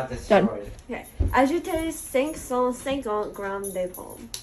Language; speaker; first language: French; non-native, learner; English